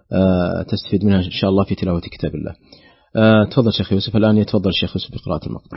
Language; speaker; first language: Arabic; native; Arabic